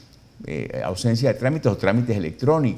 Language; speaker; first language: Spanish; native; Spanish